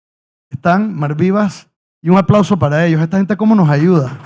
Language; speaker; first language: Spanish; native; Spanish